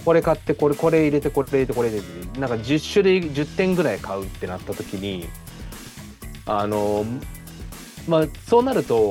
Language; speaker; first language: Japanese; native; Japanese